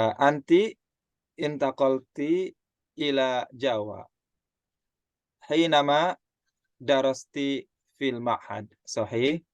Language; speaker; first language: Arabic; non-native, fluent; Indonesian